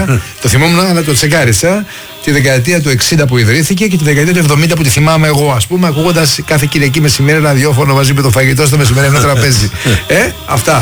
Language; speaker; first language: Greek; native; Greek